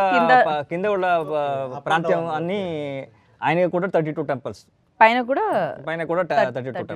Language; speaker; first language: Telugu; non-native, learner; Kannada